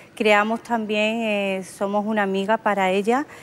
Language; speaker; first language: Spanish; native; Spanish